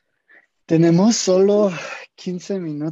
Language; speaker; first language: Spanish; non-native, fluent; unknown